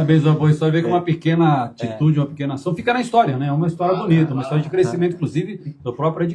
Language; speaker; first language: Portuguese; native; Portuguese